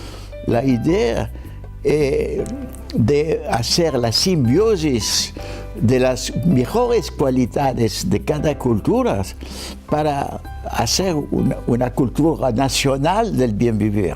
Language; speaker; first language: Spanish; non-native, fluent; French